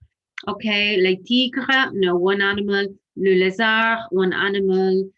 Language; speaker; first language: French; non-native, fluent; English